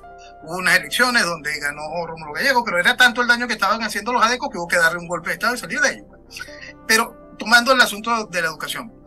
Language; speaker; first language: Spanish; native; Spanish